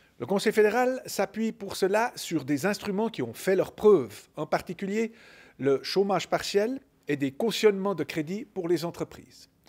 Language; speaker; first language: French; native; French